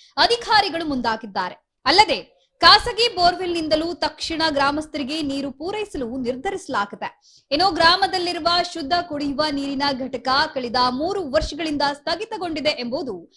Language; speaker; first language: Kannada; native; Kannada